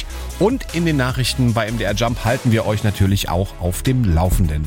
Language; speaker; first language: German; native; German